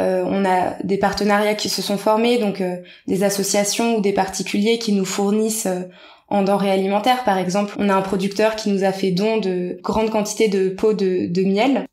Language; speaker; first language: French; native; French